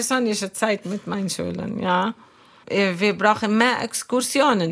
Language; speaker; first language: German; non-native, learner; Arabic